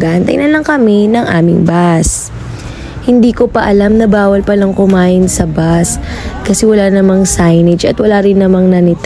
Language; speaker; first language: Filipino; native; Filipino